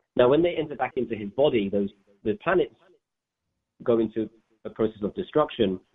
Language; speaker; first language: English; native; English